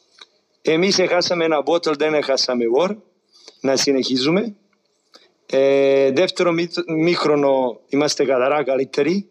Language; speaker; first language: Greek; non-native, fluent; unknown